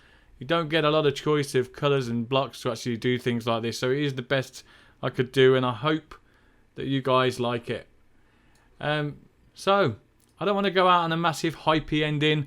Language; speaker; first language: English; native; English